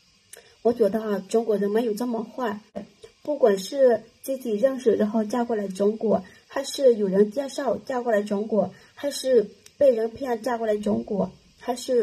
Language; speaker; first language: Chinese; non-native, fluent; Lao